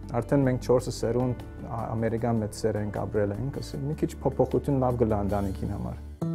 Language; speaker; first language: Armenian; early bilingual, heritage; Armenian